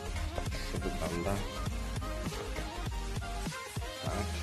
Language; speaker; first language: Polish; native; Polish